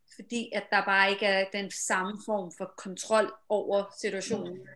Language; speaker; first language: Danish; early bilingual, other home language; Urdu